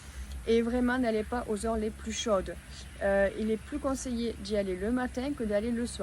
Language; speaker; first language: French; native; French